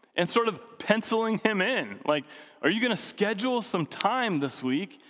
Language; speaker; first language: English; native; English